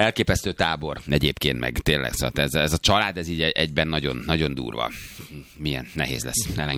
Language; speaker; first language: Hungarian; native; Hungarian